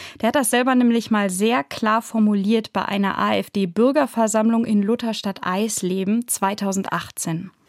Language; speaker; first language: German; native; German